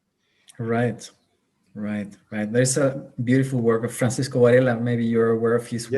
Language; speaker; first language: English; non-native, fluent; Spanish